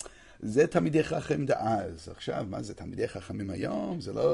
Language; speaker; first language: Hebrew; non-native, fluent; English